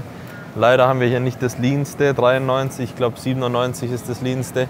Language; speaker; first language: German; native; German